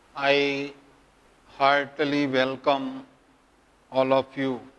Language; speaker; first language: English; non-native, local second language; Gujarati